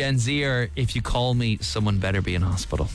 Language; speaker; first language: English; native; English